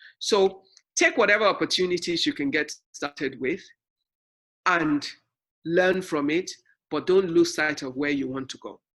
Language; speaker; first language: English; non-native, local second language; Yoruba